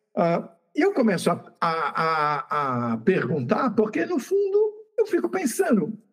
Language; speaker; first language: Portuguese; native; Portuguese